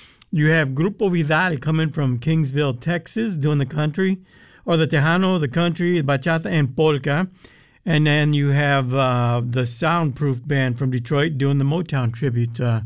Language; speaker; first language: English; early bilingual, other home language; Spanish